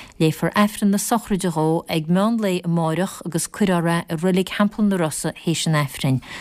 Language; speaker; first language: Irish; native; Irish